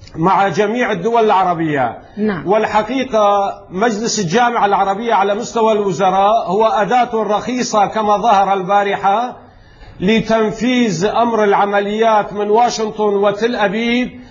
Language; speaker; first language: Arabic; non-native, local second language; Kurdish